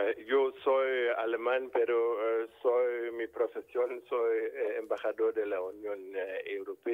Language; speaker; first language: Spanish; non-native, fluent; German